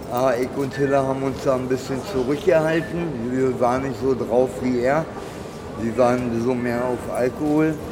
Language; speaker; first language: German; early bilingual, other home language; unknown